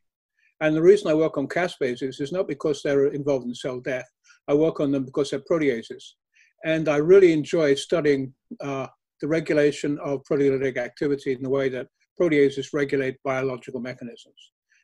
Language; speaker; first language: English; native; English